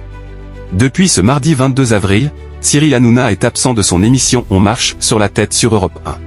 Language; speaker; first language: French; native; French